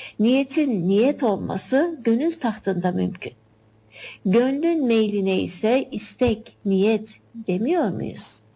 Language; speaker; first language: Turkish; native; Turkish